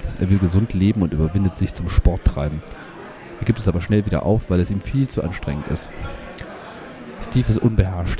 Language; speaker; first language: German; native; German